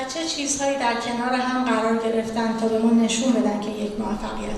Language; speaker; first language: Persian; native; Persian